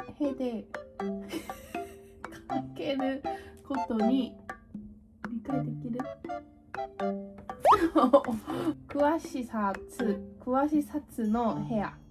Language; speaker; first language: Japanese; non-native, learner; Korean